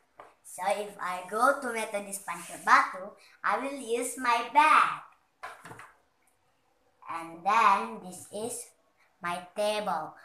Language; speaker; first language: English; non-native, learner; Indonesian